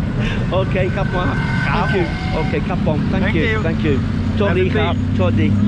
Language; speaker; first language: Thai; non-native, learner; English